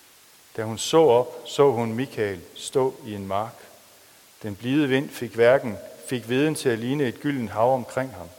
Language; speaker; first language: Danish; native; Danish